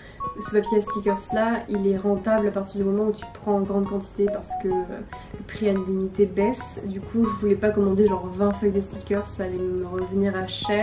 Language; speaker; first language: French; native; French